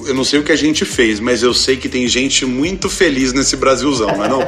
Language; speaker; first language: Portuguese; native; Portuguese